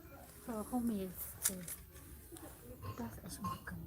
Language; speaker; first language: German; non-native, learner; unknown